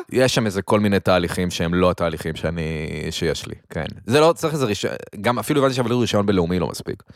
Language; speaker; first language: Hebrew; native; Hebrew